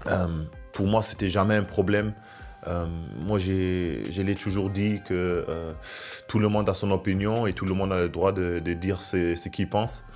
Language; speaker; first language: French; non-native, fluent; German